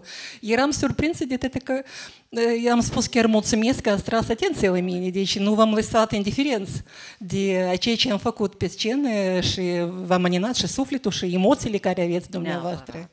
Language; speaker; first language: Romanian; native; Romanian